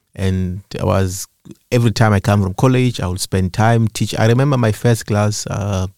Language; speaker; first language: English; non-native, local second language; Xhosa